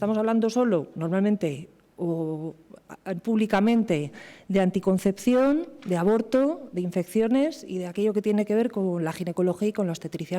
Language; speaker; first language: Spanish; native; Spanish